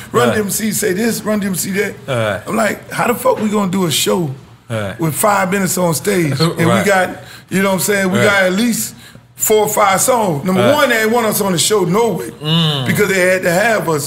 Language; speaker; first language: English; native; English